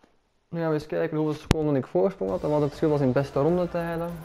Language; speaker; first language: Dutch; native; Dutch